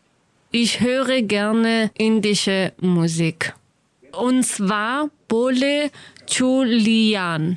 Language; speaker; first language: German; non-native, learner; Kurdish